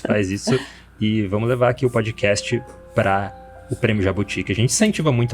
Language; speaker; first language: Portuguese; native; Portuguese